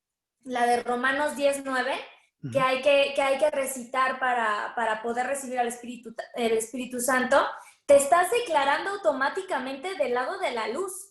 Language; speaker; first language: Spanish; native; Spanish